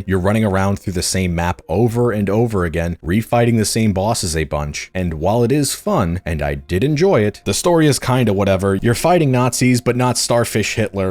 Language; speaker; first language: English; native; English